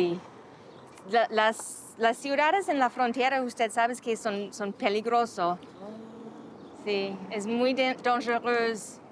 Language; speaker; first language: Spanish; non-native, fluent; English